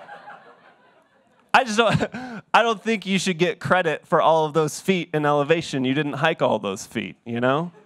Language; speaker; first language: English; native; English